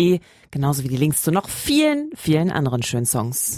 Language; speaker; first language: German; native; German